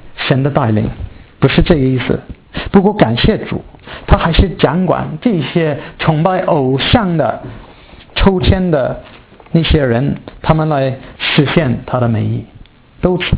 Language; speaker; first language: Chinese; non-native, fluent; English